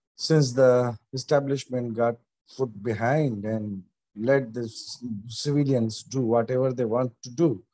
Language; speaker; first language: English; non-native, local second language; Sindhi